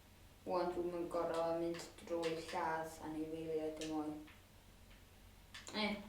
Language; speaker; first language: Welsh; native; Welsh